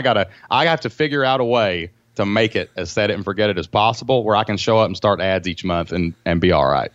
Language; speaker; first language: English; native; English